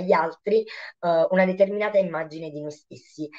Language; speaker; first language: Italian; native; Italian